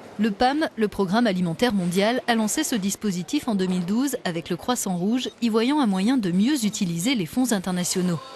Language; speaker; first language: French; native; French